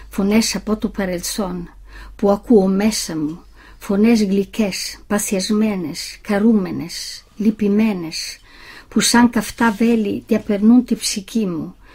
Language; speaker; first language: Greek; non-native, fluent; Italian